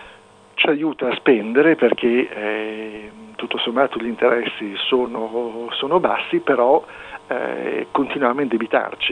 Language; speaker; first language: Italian; native; Italian